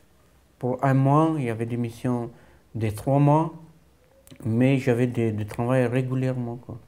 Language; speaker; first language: French; non-native, fluent; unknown